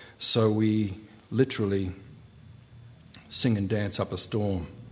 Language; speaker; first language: English; native; English